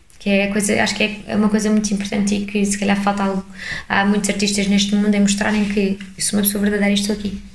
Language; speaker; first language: Portuguese; early bilingual, heritage; English